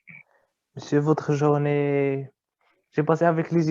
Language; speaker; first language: French; non-native, learner; Arabic